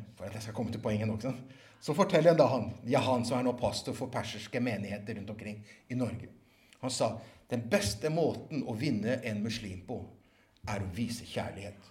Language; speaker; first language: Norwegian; native; Norwegian